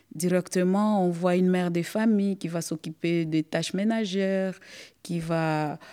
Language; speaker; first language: French; non-native, local second language; Swahili